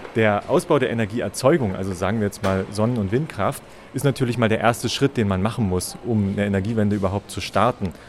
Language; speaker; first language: German; native; German